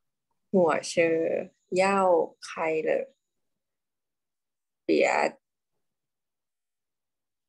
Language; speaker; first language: Chinese; non-native, learner; Thai